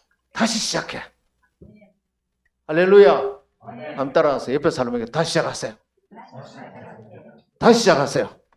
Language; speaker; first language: Korean; native; Korean